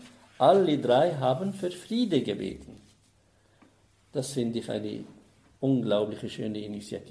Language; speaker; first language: German; non-native, fluent; Arabic